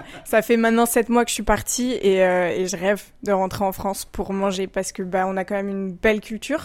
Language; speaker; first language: French; native; French